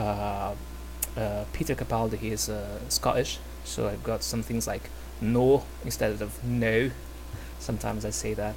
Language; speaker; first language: English; non-native, fluent; Portuguese